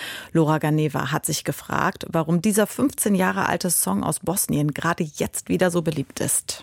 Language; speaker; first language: German; native; German